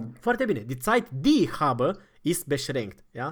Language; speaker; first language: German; non-native, fluent; Romanian